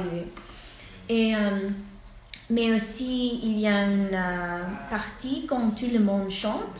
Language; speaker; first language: French; non-native, fluent; English